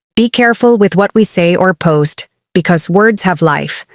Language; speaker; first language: English; non-native, local second language; Filipino